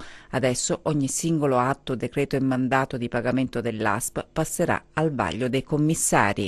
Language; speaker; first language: Italian; native; Italian